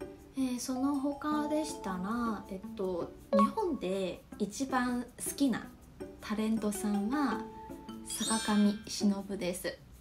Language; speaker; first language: Japanese; non-native, fluent; Chinese